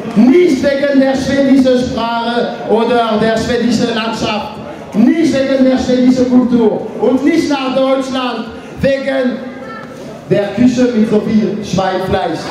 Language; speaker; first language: German; non-native, fluent; French